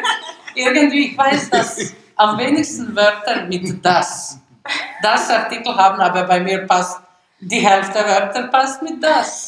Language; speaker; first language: German; non-native, fluent; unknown